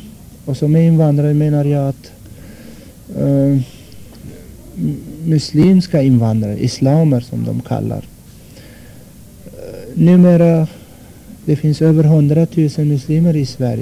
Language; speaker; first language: Swedish; non-native, fluent; Armenian